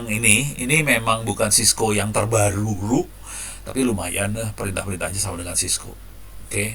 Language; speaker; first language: Indonesian; native; Indonesian